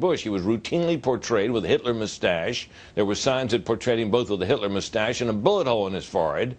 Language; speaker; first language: English; native; English